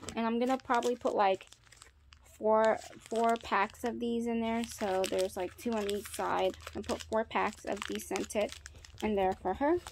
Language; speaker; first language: English; native; English